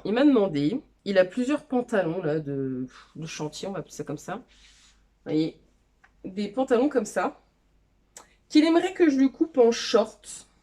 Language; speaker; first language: French; native; French